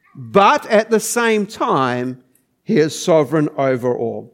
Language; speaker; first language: English; native; English